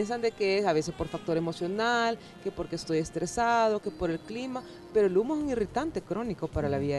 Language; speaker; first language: Spanish; native; Spanish